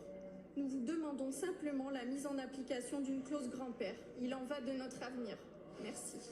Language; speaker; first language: French; native; French